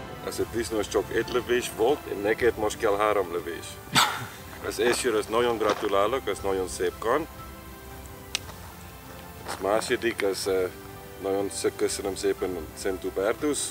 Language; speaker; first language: Hungarian; non-native, learner; Afrikaans